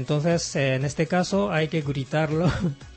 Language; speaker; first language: Spanish; non-native, fluent; Japanese